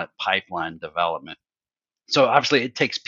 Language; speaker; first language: English; native; English